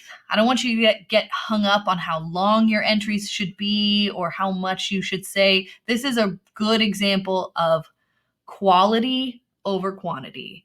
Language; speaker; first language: English; native; English